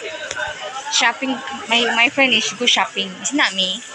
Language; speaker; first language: English; non-native, local second language; Filipino